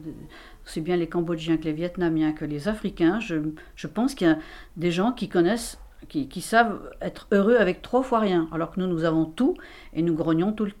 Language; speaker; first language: French; native; French